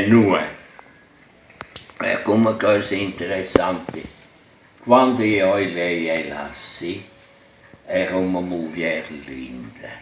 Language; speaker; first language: Portuguese; non-native, fluent; German